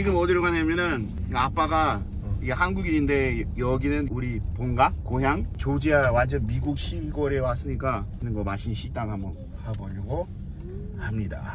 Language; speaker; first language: Korean; non-native, fluent; English